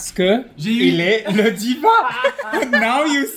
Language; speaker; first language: French; non-native, fluent; Arabic